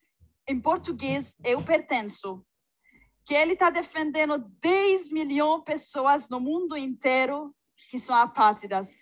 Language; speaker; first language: Portuguese; non-native, fluent; Arabic